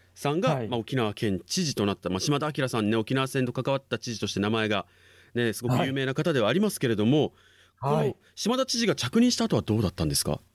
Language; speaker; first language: Japanese; native; Japanese